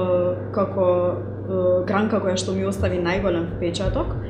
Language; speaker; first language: Macedonian; native; Macedonian